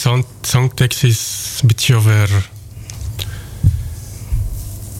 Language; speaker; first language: Dutch; non-native, learner; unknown